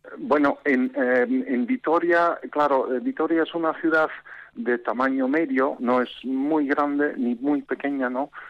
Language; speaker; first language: Spanish; non-native, fluent; Dutch